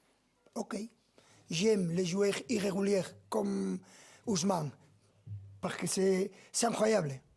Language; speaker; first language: French; non-native, fluent; Spanish